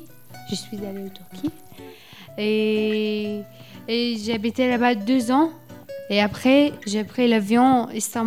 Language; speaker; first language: French; non-native, learner; Arabic